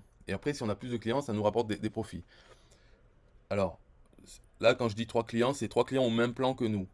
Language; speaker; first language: French; native; French